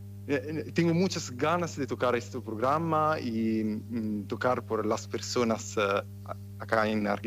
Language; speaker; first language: Spanish; non-native, fluent; Italian